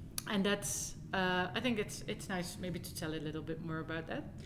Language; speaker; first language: English; non-native, fluent; Dutch